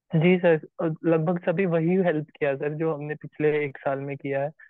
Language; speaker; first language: Hindi; native; Hindi